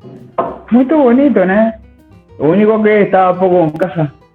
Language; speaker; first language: Portuguese; non-native, learner; Spanish